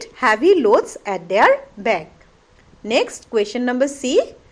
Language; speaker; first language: English; non-native, local second language; Assamese